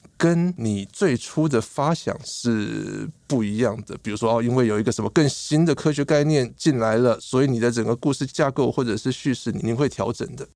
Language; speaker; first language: Chinese; native; Chinese